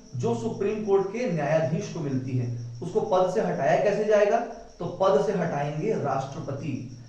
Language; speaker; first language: Hindi; native; Hindi